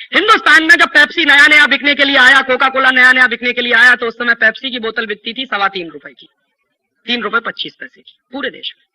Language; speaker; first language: Hindi; native; Hindi